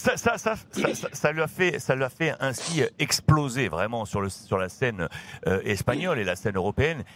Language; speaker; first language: French; native; French